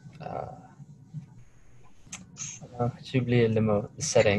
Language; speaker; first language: French; non-native, learner; English